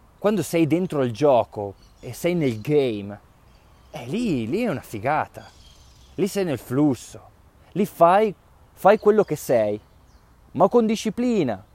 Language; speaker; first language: Italian; native; Italian